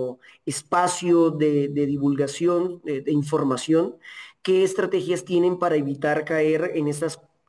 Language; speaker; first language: Spanish; native; Spanish